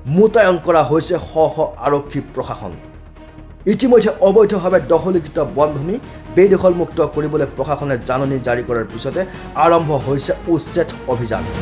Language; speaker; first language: Assamese; native; Assamese